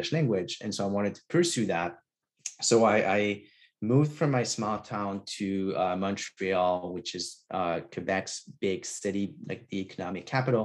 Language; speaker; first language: English; non-native, fluent; French